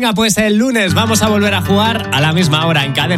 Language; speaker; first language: Spanish; native; Spanish